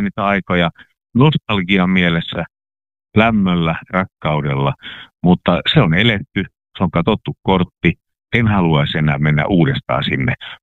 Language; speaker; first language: Finnish; native; Finnish